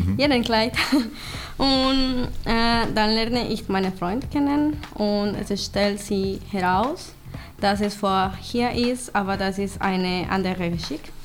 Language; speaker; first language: German; non-native, learner; Spanish